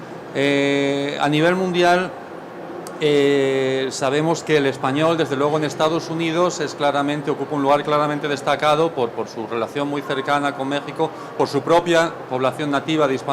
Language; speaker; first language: Spanish; native; Spanish